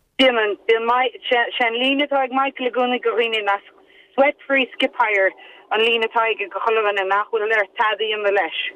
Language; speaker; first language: Irish; native; Irish